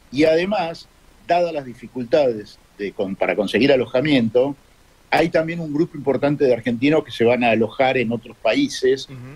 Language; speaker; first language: Spanish; native; Spanish